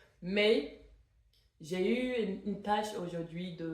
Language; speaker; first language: French; non-native, fluent; English